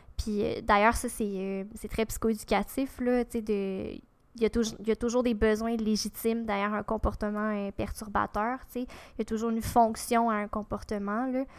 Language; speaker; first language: French; native; French